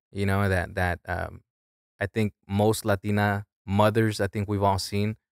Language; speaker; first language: English; early bilingual, other home language; Spanish